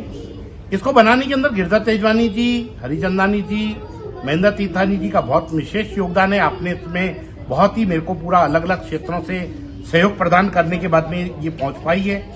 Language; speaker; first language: Hindi; non-native, local second language; Sindhi